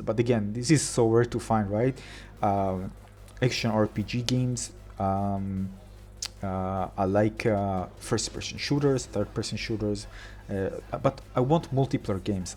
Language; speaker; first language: English; non-native, fluent; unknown